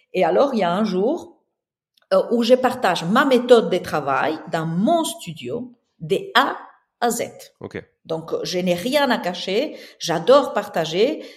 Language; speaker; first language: French; non-native, fluent; Spanish